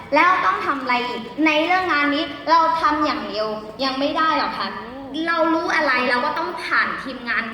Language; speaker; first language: Thai; non-native, fluent; Burmese